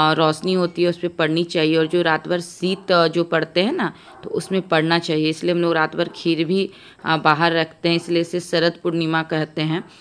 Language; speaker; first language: Hindi; native; Hindi